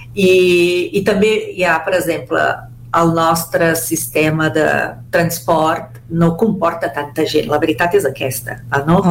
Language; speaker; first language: Catalan; early bilingual, heritage; Catalan